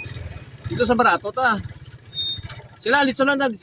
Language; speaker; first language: Filipino; non-native, local second language; Cebuano